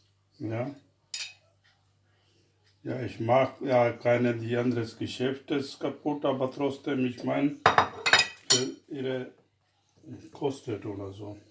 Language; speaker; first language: German; non-native, fluent; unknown